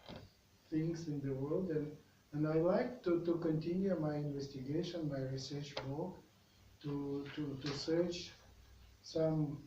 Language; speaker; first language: English; non-native, fluent; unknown